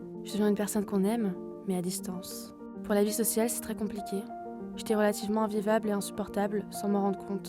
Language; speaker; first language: French; native; French